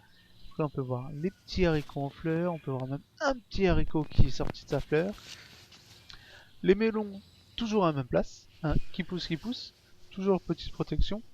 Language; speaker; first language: French; native; French